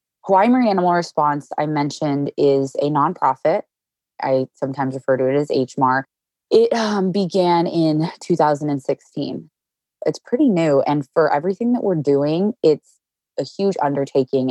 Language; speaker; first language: English; native; English